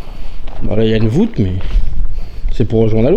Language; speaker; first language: French; native; French